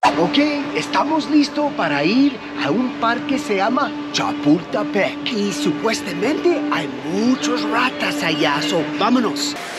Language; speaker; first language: Spanish; non-native, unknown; English